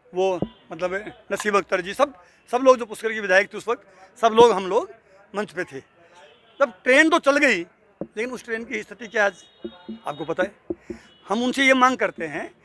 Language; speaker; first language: Hindi; native; Hindi